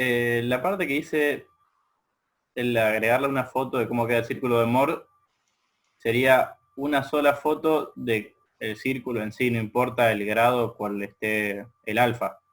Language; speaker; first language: Spanish; native; Spanish